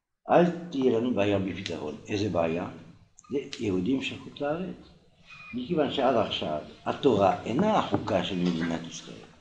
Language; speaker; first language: Hebrew; non-native, fluent; French